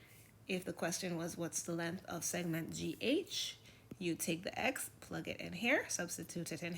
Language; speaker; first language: English; native; English